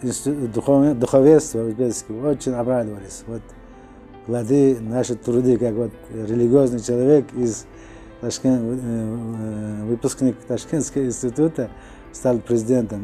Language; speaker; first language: Russian; non-native, local second language; Uzbek